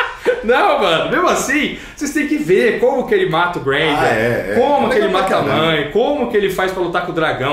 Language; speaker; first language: Portuguese; native; Portuguese